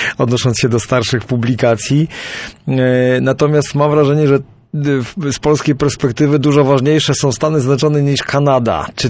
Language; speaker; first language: Polish; native; Polish